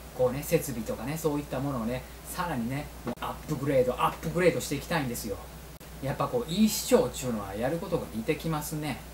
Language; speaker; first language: Japanese; native; Japanese